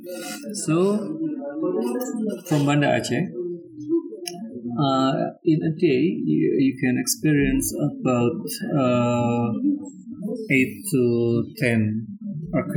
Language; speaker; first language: English; non-native, learner; Indonesian